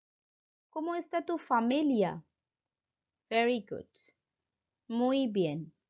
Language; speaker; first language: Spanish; non-native, fluent; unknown